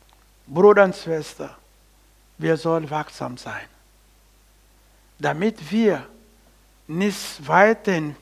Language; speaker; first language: German; non-native, learner; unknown